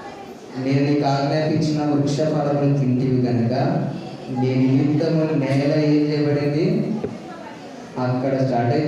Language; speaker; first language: Telugu; native; Telugu